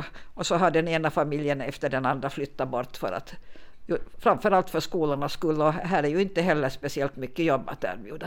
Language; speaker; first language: Swedish; native; Swedish